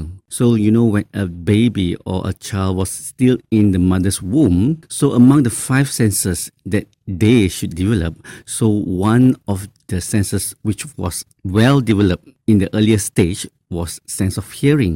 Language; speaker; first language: English; non-native, local second language; Chinese